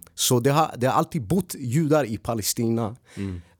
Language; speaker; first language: Swedish; early bilingual, other home language; Arabic